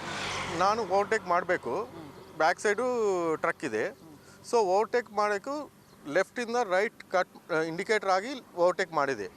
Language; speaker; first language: Kannada; non-native, learner; Telugu